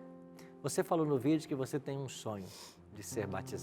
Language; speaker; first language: Portuguese; native; Portuguese